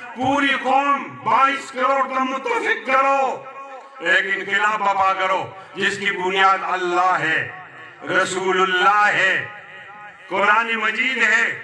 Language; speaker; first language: Urdu; non-native, local second language; Pashto